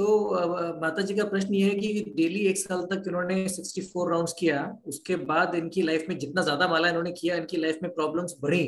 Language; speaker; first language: Hindi; native; Hindi